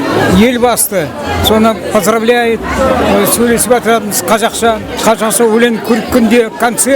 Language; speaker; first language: Kazakh; early bilingual, heritage; Kazakh